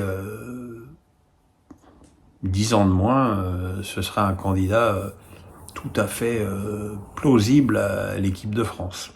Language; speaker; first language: French; native; French